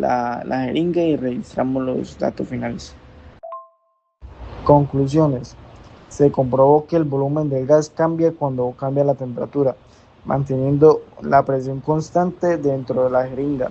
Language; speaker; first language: Spanish; native; Spanish